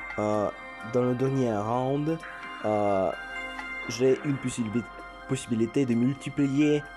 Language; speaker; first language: French; non-native, learner; Russian